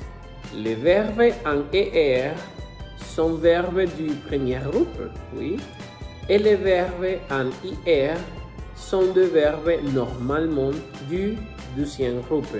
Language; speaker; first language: French; non-native, fluent; Spanish